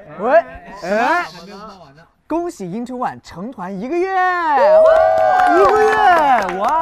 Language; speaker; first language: Chinese; native; Chinese